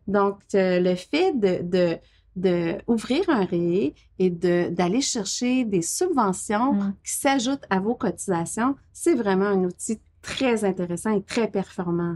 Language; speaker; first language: French; native; French